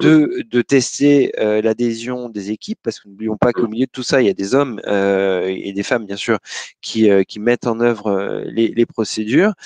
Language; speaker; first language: French; native; French